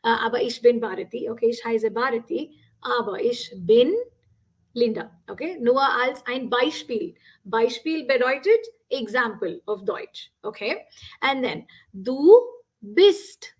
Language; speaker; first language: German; non-native, fluent; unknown